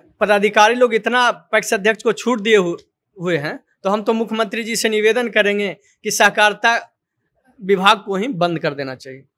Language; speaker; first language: Hindi; native; Hindi